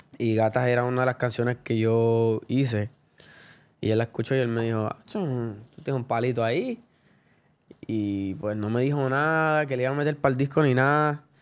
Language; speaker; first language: Spanish; early bilingual, other home language; English